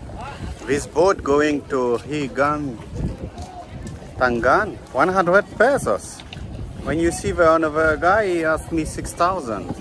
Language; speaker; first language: English; non-native, learner; French